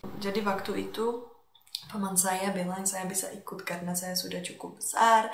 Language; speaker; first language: Indonesian; non-native, fluent; Czech